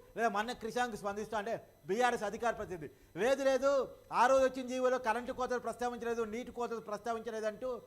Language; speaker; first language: Telugu; native; Telugu